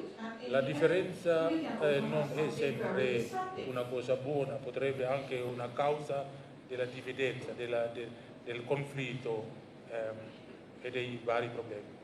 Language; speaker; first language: Italian; non-native, fluent; Indonesian